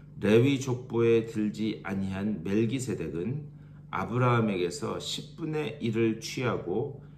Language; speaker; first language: Korean; native; Korean